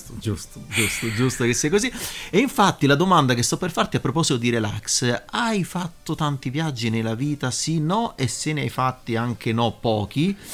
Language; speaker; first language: Italian; native; Italian